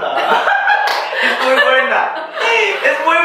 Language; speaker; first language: Spanish; non-native, fluent; Korean